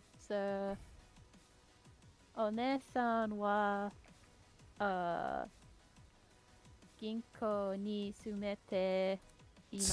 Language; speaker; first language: Japanese; non-native, learner; English